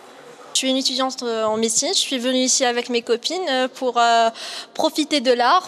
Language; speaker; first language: French; non-native, local second language; Arabic